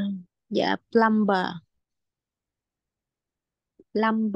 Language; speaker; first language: English; non-native, learner; Vietnamese